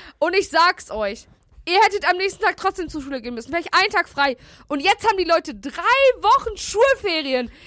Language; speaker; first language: German; native; German